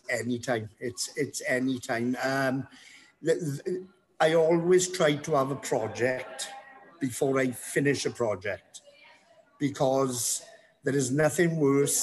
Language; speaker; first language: English; native; English